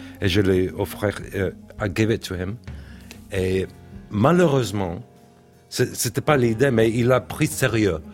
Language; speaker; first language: French; non-native, learner; English